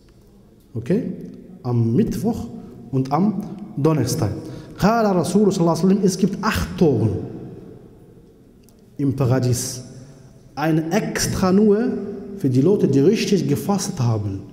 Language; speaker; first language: German; non-native, fluent; Arabic